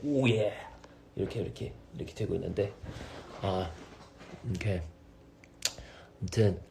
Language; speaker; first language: Korean; non-native, fluent; English